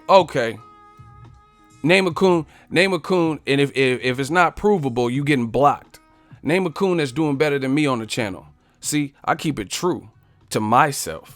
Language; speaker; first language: English; native; English